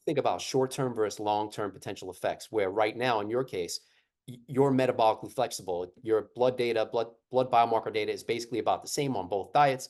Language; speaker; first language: English; native; English